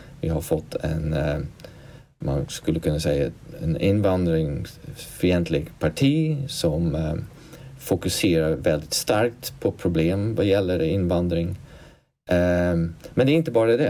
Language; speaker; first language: Swedish; non-native, fluent; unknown